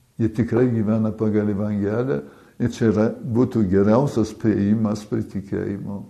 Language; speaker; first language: Lithuanian; early bilingual, heritage; Lithuanian